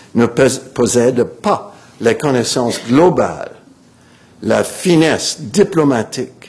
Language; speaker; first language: French; non-native, fluent; English